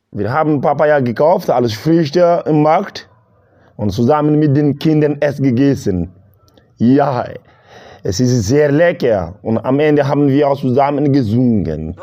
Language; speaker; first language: German; non-native, learner; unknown